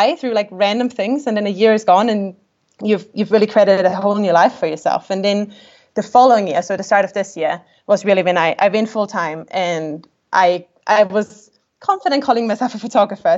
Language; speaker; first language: English; non-native, fluent; German